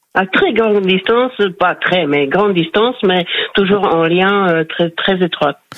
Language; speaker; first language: French; non-native, fluent; Slovak